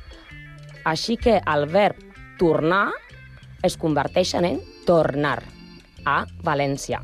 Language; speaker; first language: Catalan; non-native, learner; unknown